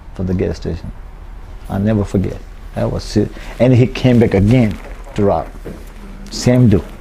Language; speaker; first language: English; non-native, local second language; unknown